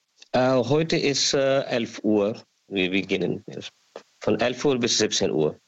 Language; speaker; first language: German; non-native, learner; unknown